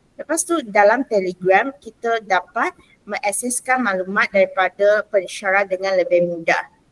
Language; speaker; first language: Malay; non-native, local second language; Chinese